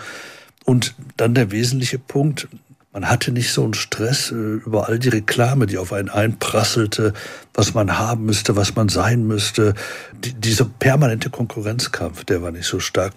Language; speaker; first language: German; native; German